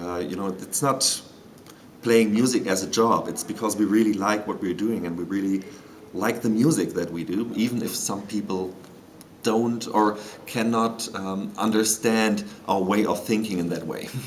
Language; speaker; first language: English; non-native, fluent; German